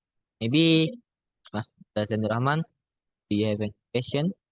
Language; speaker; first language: English; non-native, learner; Indonesian